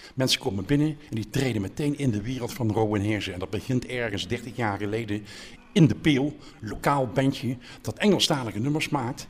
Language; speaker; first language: Dutch; native; Dutch